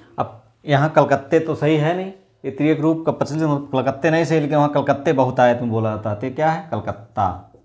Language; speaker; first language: Hindi; native; Hindi